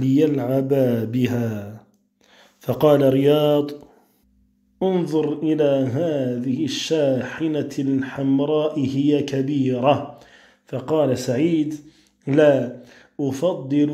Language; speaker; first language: Arabic; non-native, fluent; French